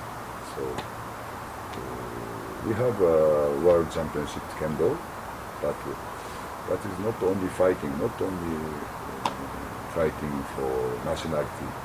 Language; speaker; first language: English; non-native, learner; Japanese